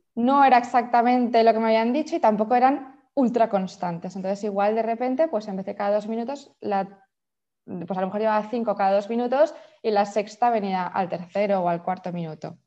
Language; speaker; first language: Spanish; native; Spanish